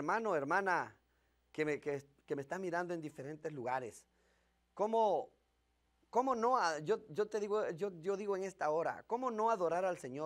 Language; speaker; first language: Spanish; native; Spanish